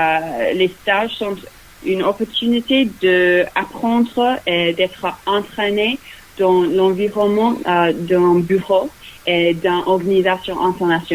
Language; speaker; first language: French; non-native, fluent; English